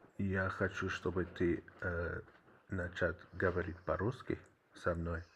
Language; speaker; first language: Russian; non-native, learner; English